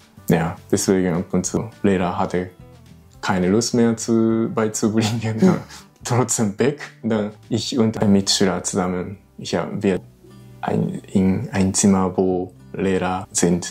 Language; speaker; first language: German; non-native, learner; Japanese